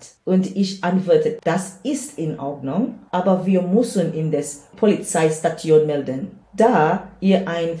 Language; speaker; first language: German; non-native, learner; English